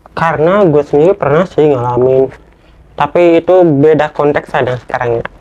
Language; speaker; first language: Indonesian; native; Indonesian